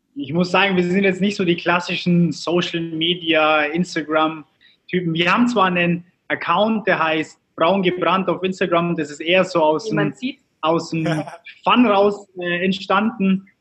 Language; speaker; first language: German; early bilingual, other home language; Turkish